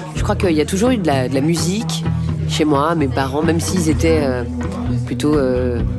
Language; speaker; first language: French; native; French